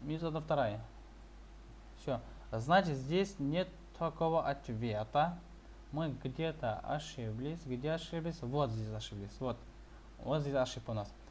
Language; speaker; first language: Russian; non-native, local second language; Kazakh